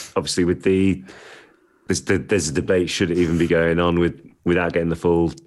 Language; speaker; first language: English; native; English